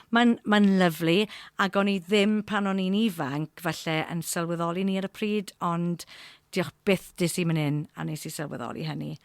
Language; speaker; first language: Welsh; non-native, local second language; English